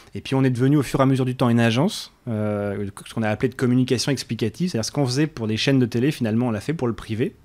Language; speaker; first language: French; native; French